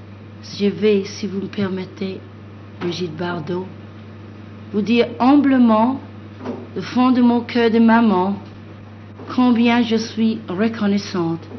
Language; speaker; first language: French; non-native, fluent; English